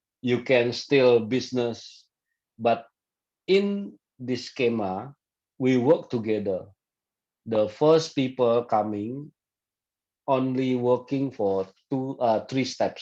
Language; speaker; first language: English; non-native, fluent; Indonesian